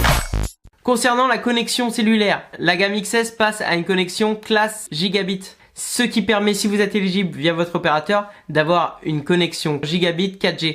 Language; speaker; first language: French; native; French